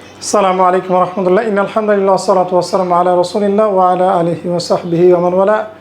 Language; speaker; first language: Arabic; non-native, fluent; Bangla